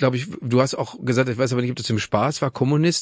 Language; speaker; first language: German; native; German